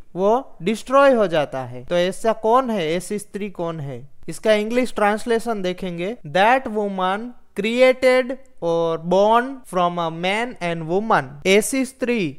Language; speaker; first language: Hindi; non-native, local second language; Gujarati